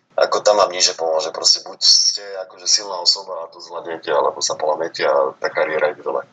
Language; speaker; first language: Slovak; native; Slovak